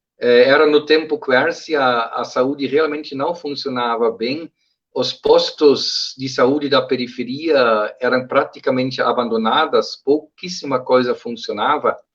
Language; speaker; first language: Portuguese; non-native, fluent; German